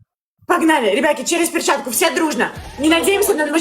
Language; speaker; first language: Russian; native; Russian